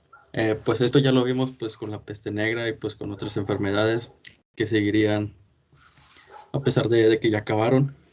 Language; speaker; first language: Spanish; native; Spanish